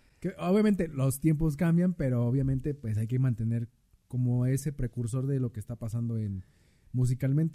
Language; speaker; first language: Spanish; native; Spanish